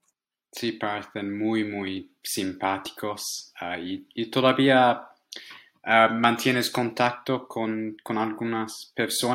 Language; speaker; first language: Spanish; non-native, fluent; English